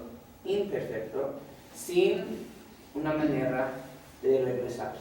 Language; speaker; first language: Spanish; non-native, fluent; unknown